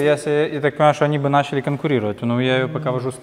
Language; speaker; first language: Russian; native; Russian